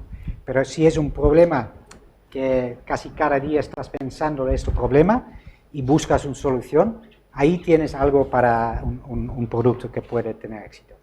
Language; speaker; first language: Spanish; non-native, fluent; Dutch